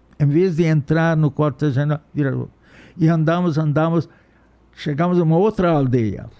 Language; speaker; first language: Portuguese; non-native, fluent; Hungarian